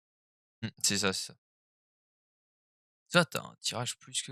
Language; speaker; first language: French; native; French